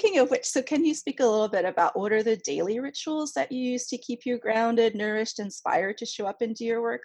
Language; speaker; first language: English; non-native, fluent; French